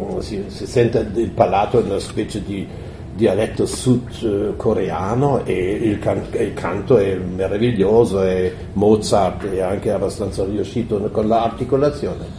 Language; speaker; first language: Italian; non-native, fluent; German